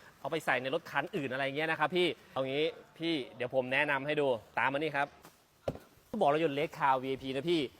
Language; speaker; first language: Thai; native; Thai